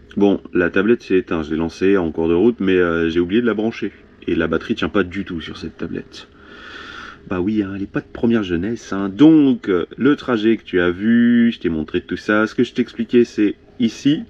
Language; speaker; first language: French; native; French